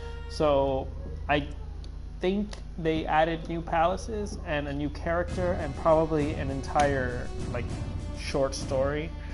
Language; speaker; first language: English; early bilingual, other home language; Spanish